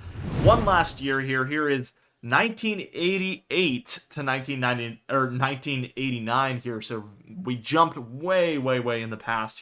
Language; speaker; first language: English; native; English